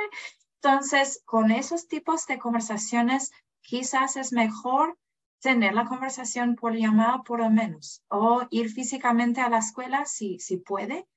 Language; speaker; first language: Spanish; non-native, fluent; English